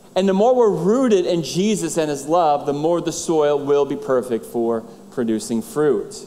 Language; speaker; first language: English; native; English